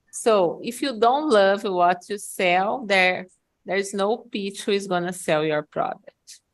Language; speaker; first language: English; non-native, fluent; Portuguese